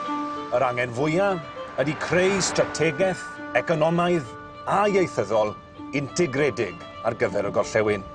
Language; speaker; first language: Welsh; native; Welsh